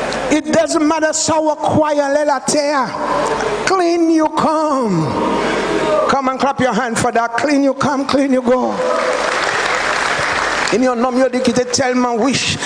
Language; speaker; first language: English; non-native, local second language; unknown